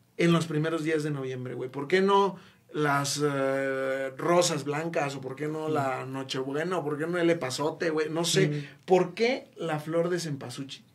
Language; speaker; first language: Spanish; native; Spanish